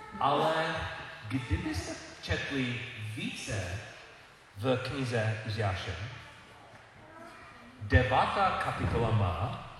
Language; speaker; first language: Czech; non-native, learner; English